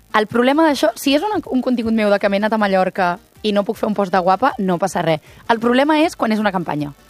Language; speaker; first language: Catalan; native; Catalan